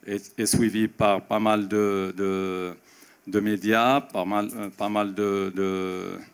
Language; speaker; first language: French; non-native, local second language; Arabic